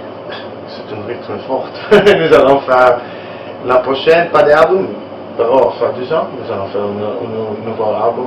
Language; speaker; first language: French; non-native, learner; Italian